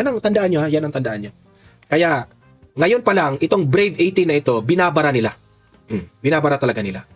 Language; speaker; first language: Filipino; non-native, local second language; Cebuano